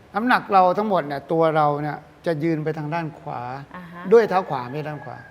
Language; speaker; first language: Thai; native; Thai